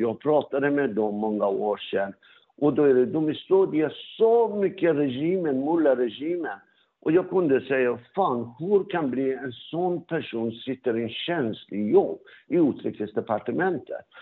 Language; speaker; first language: Swedish; non-native, fluent; Persian